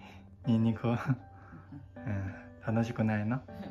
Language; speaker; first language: Japanese; non-native, learner; Chinese